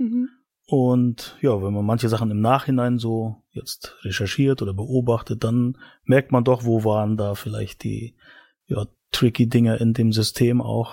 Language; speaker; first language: German; native; German